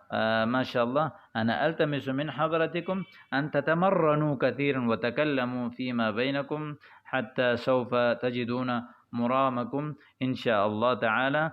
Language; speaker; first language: Arabic; non-native, fluent; Urdu